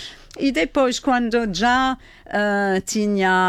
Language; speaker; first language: Portuguese; non-native, learner; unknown